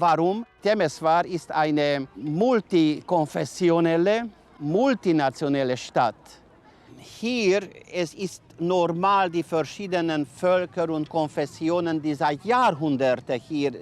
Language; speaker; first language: German; non-native, fluent; Romanian